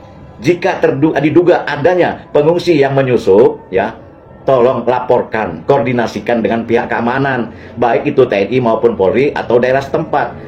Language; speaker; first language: Indonesian; native; Indonesian